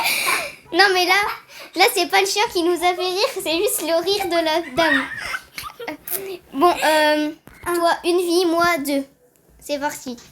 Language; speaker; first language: French; native; French